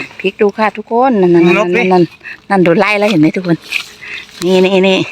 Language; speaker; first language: Thai; non-native, local second language; Northeastern Thai